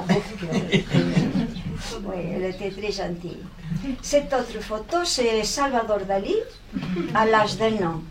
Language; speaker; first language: French; non-native, fluent; Spanish